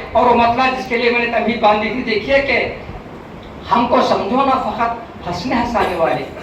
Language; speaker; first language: Hindi; non-native, local second language; Urdu